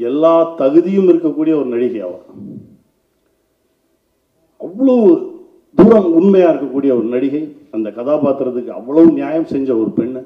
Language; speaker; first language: Tamil; native; Tamil